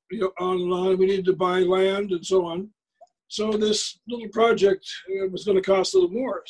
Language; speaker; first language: English; native; English